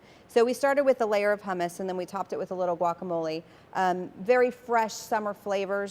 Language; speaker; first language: English; native; English